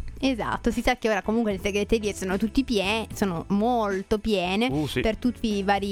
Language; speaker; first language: Italian; native; Italian